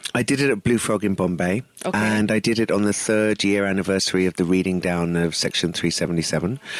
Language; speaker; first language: English; native; English